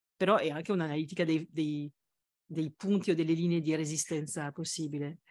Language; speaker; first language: Italian; non-native, fluent; French